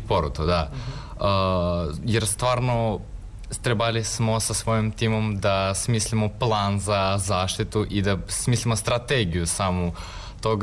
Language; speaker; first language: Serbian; early bilingual, other home language; Russian